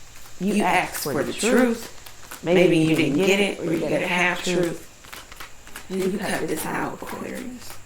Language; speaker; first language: English; native; English